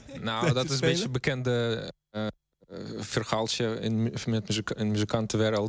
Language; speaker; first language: Dutch; non-native, learner; Russian